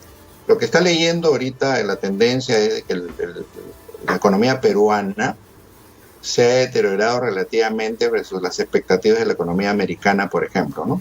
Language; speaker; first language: Spanish; native; Spanish